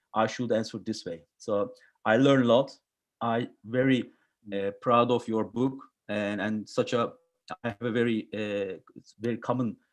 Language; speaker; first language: English; non-native, learner; Turkish